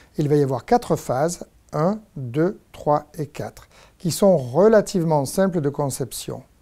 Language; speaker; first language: French; native; French